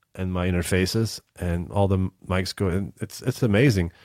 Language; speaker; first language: English; non-native, fluent; Dutch